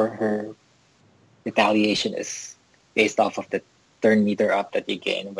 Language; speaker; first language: English; non-native, local second language; Filipino